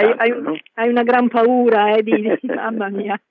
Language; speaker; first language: Italian; native; Italian